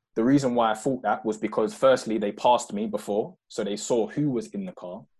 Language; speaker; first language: English; native; English